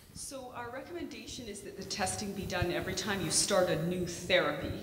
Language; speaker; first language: English; native; English